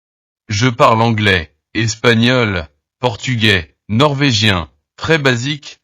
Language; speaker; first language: French; non-native, learner; Portuguese